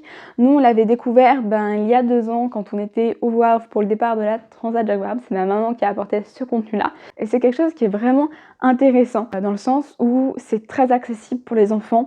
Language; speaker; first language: French; native; French